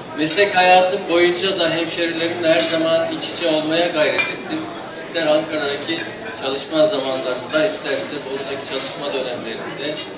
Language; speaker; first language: Turkish; native; Turkish